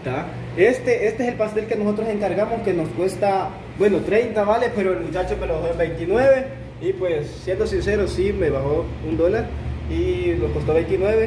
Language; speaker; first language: Spanish; native; Spanish